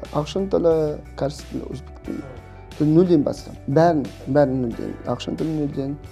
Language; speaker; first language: Kazakh; non-native, local second language; Russian